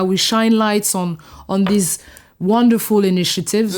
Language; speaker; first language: English; non-native, fluent; French